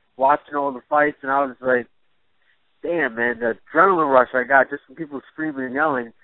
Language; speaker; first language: English; native; English